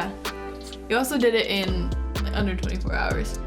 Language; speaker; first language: English; native; English